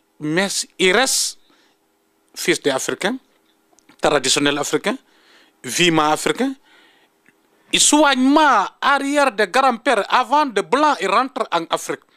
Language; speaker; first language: French; non-native, local second language; Fula